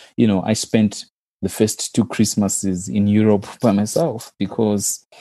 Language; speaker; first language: English; non-native, local second language; Shona